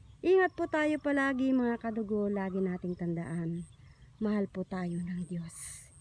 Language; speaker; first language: Filipino; non-native, local second language; Iloko